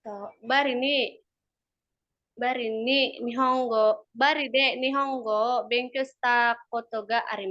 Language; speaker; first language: Japanese; non-native, learner; Indonesian